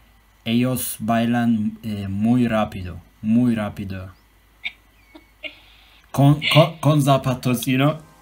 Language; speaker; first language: Spanish; non-native, learner; Turkish